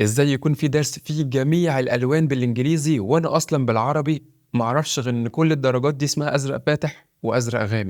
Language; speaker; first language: Arabic; native; Arabic